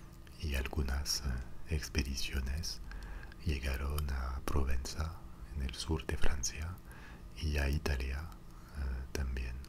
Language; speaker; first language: Spanish; non-native, fluent; French